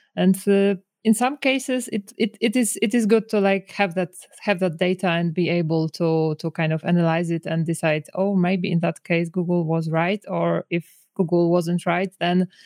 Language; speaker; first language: English; non-native, fluent; Polish